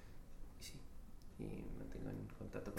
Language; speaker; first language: Spanish; non-native, learner; English